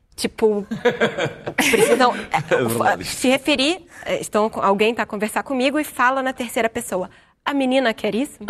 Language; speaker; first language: Portuguese; native; Portuguese